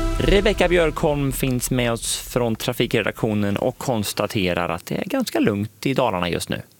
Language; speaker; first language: Swedish; native; Swedish